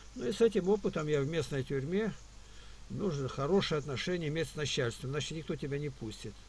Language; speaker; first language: Russian; native; Russian